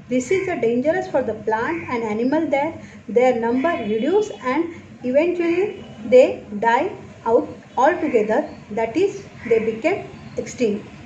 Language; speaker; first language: English; non-native, local second language; Marathi